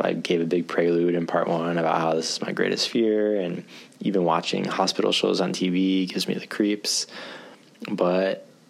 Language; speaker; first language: English; native; English